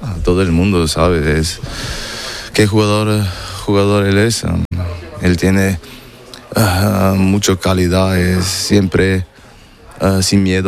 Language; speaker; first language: Spanish; non-native, learner; German